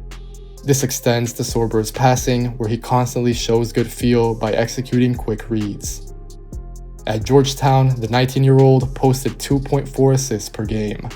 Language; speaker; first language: English; native; English